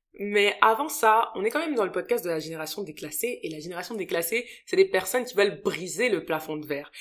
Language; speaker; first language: French; native; French